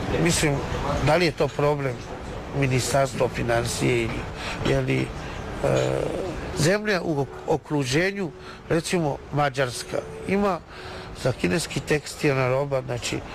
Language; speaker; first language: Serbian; non-native, learner; Chinese